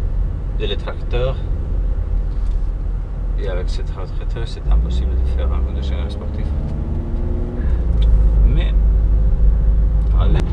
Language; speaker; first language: French; non-native, learner; Spanish